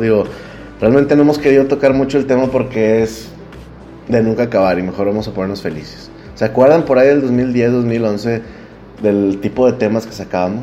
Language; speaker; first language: Spanish; native; Spanish